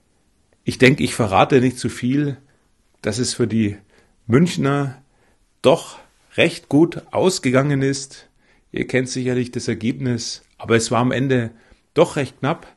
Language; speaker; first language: German; native; German